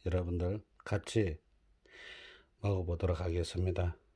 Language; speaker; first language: Korean; native; Korean